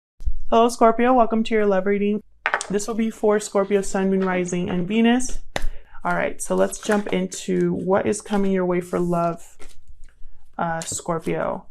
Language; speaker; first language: English; native; English